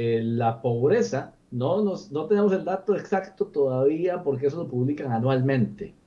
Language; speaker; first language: Spanish; native; Spanish